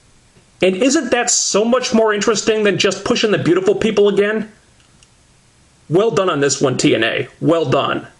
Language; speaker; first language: English; native; English